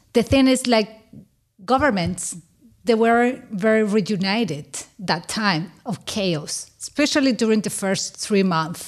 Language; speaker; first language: English; non-native, fluent; Spanish